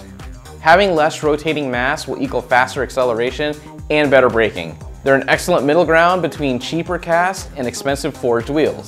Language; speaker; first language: English; native; English